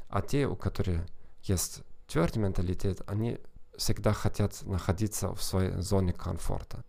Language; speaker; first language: Russian; non-native, fluent; German